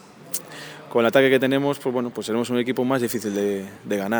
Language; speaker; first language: Spanish; native; Spanish